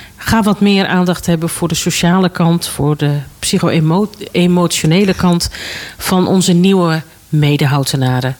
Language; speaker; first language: Dutch; native; Dutch